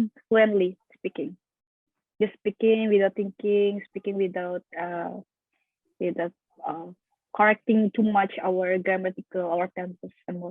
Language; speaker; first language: English; non-native, learner; Indonesian